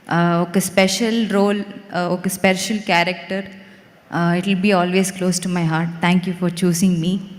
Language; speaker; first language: Telugu; non-native, learner; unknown